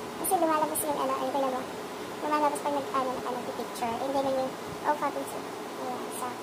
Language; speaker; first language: Filipino; non-native, local second language; Cebuano